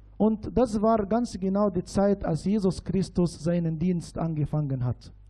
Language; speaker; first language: German; non-native, fluent; Arabic